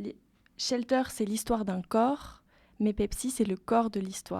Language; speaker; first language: French; native; French